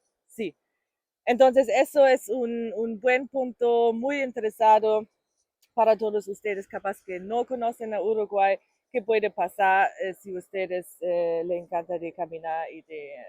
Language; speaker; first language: Spanish; non-native, fluent; German